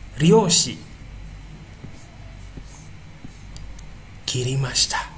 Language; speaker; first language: Japanese; non-native, fluent; Indonesian